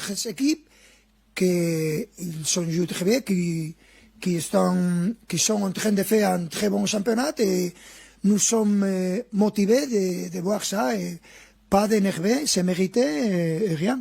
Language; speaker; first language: French; non-native, fluent; Spanish